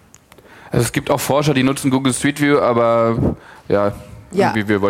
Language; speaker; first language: German; native; German